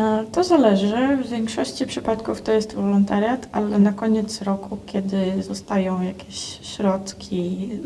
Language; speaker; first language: Polish; non-native, fluent; Russian